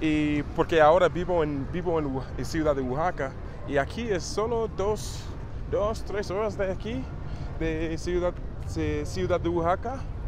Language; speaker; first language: Spanish; non-native, learner; English